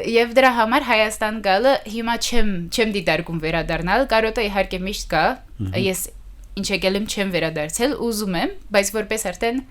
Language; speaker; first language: Armenian; early bilingual, heritage; Armenian